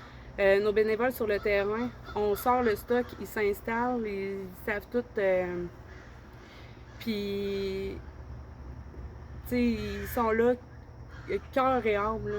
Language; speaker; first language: French; native; French